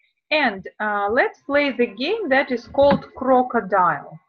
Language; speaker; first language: English; non-native, fluent; Russian